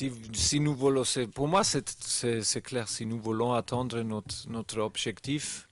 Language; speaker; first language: French; non-native, learner; German